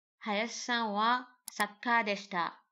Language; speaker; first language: Japanese; non-native, learner; Arabic